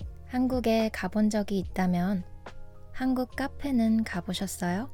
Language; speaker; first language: Korean; non-native, fluent; English